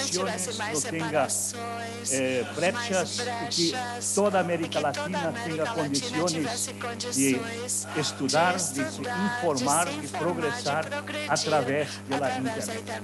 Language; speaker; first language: Portuguese; early bilingual, other home language; German